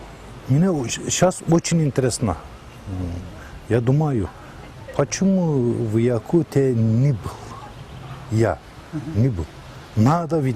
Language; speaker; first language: Russian; non-native, learner; Turkish